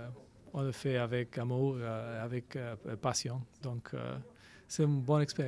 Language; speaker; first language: French; non-native, fluent; Spanish